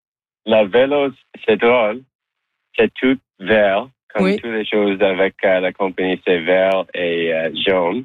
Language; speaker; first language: French; non-native, learner; English